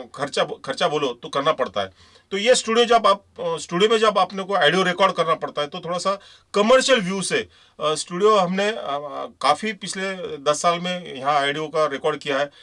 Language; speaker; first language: Hindi; non-native, local second language; Marathi